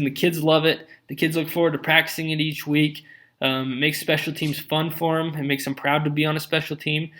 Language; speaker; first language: English; native; English